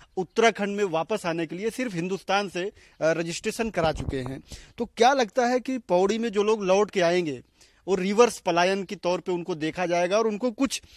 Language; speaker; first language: Hindi; native; Hindi